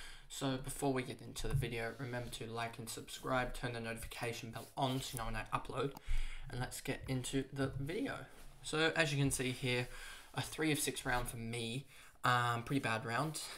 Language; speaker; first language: English; native; English